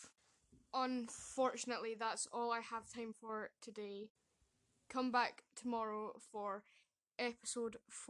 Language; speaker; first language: English; native; English